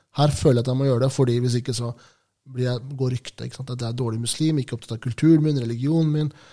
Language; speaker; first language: Norwegian; early bilingual, other home language; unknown